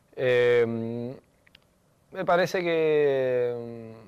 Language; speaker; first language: Spanish; native; Spanish